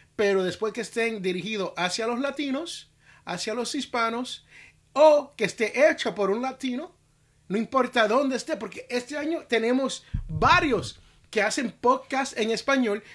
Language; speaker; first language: Spanish; native; Spanish